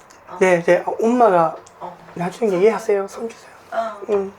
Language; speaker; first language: Korean; non-native, fluent; Japanese